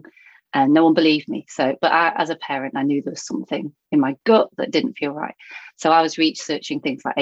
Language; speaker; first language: English; native; English